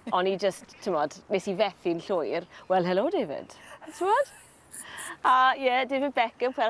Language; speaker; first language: Welsh; native; Welsh